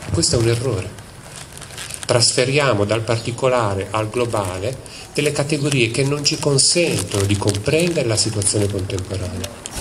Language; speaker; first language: Italian; native; Italian